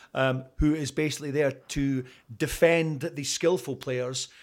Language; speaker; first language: English; native; English